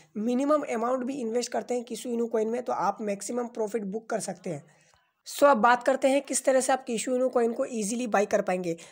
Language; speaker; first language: Hindi; native; Hindi